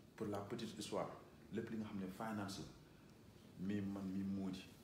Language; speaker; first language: French; non-native, local second language; Wolof